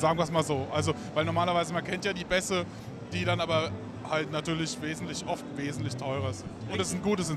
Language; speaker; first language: German; native; German